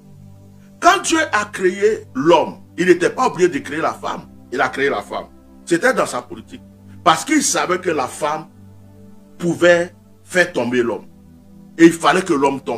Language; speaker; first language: French; non-native, local second language; Baoulé